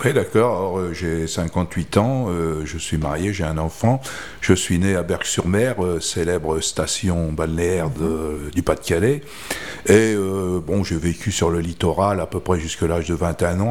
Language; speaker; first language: French; native; French